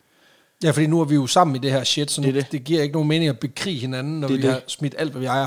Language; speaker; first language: Danish; native; Danish